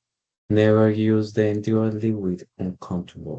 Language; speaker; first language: English; non-native, learner; Spanish